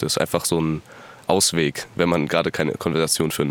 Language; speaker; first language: German; native; German